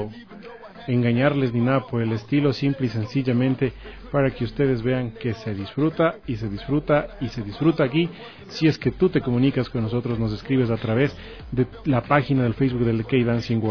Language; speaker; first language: Spanish; native; Spanish